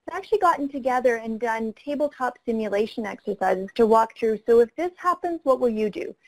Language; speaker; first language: English; native; English